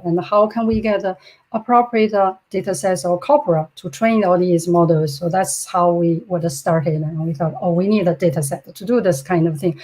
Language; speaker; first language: English; non-native, fluent; Chinese